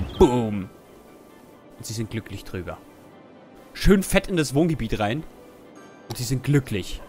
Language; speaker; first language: German; native; German